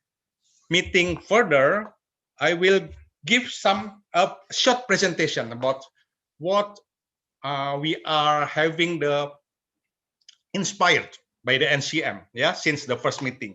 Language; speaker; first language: English; non-native, fluent; Indonesian